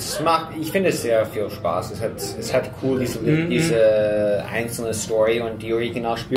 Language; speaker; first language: German; non-native, fluent; English